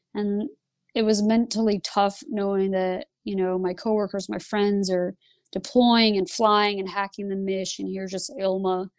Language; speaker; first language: English; early bilingual, other home language; Lithuanian